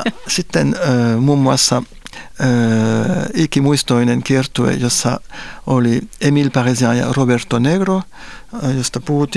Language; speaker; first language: Finnish; non-native, fluent; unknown